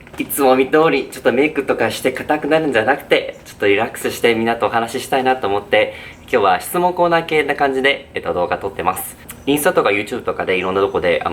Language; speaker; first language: Japanese; early bilingual, heritage; Japanese